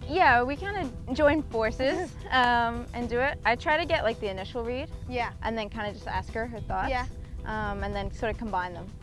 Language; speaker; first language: English; native; English